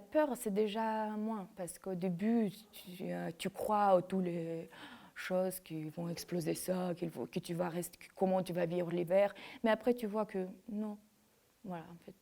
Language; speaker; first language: French; non-native, fluent; Ukrainian